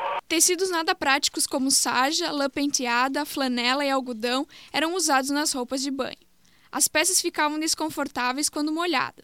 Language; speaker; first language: Portuguese; native; Portuguese